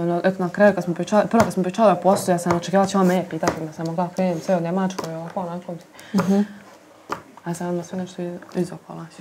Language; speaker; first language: Serbian; native; Serbian